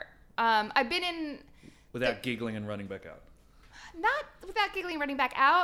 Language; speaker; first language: English; native; English